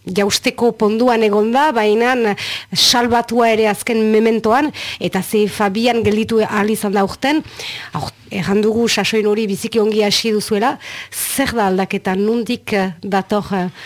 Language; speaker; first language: Basque; native; Basque